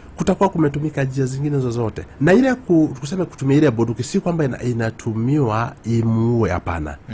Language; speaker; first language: Swahili; non-native, local second language; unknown